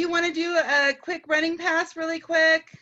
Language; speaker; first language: English; native; English